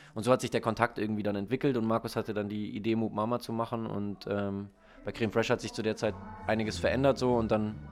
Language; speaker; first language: German; native; German